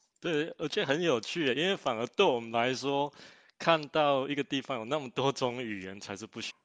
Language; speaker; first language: Chinese; native; Chinese